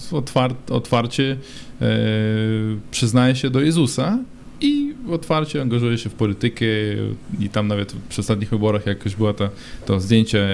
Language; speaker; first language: Polish; non-native, fluent; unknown